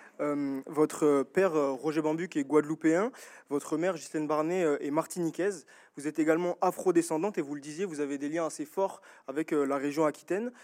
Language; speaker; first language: French; native; French